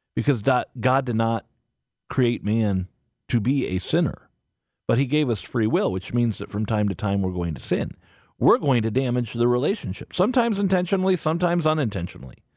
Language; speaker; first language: English; native; English